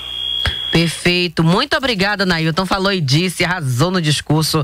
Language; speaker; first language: Portuguese; native; Portuguese